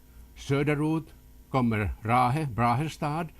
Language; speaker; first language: Swedish; non-native, local second language; Finnish